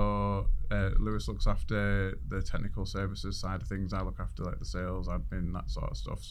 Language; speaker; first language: English; native; English